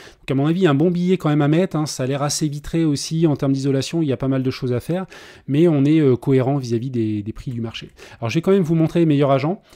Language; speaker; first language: French; native; French